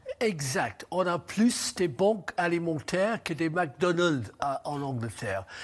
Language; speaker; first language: French; non-native, fluent; English